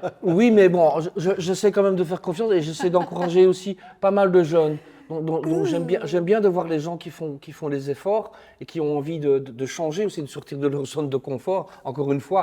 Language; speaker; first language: French; native; French